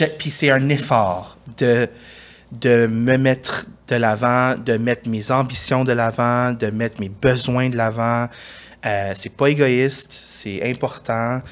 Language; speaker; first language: French; early bilingual, other home language; Persian